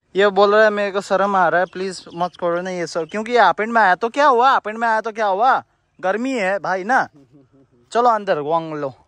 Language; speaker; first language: Hindi; non-native, local second language; Nepali